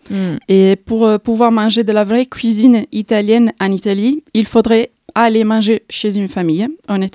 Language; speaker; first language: French; non-native, fluent; Italian